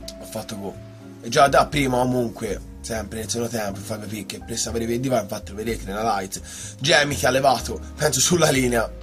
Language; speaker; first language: Italian; native; Italian